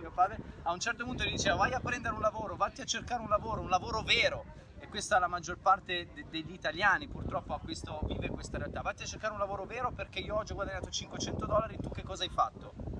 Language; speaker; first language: Italian; native; Italian